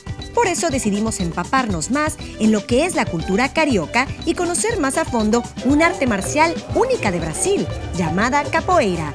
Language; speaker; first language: Spanish; native; Spanish